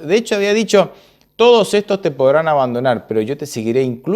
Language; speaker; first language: Spanish; native; Spanish